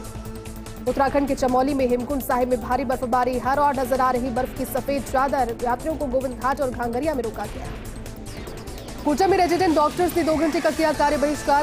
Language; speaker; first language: Hindi; native; Hindi